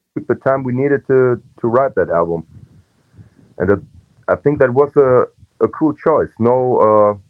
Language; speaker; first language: English; non-native, fluent; German